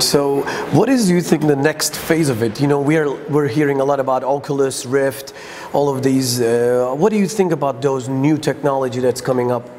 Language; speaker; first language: English; non-native, fluent; Turkish